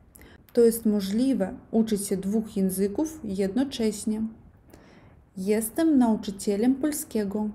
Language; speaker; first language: Polish; non-native, learner; Russian